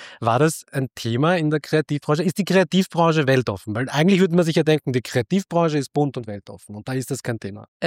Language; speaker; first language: German; early bilingual, other home language; Hindi